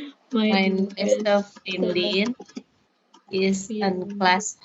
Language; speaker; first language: Dutch; non-native, learner; Indonesian